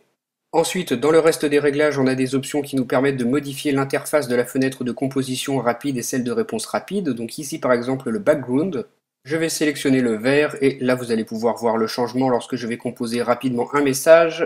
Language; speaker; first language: French; native; French